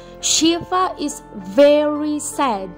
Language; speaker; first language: English; non-native, fluent; Indonesian